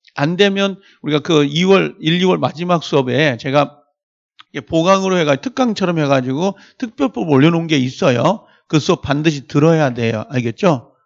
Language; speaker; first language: Korean; native; Korean